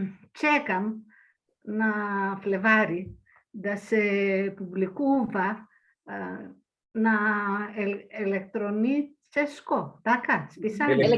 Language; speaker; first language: Macedonian; early bilingual, heritage; Greek